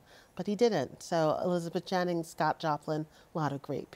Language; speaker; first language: English; native; English